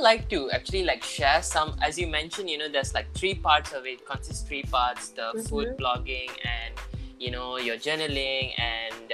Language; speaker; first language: English; non-native, local second language; Tamil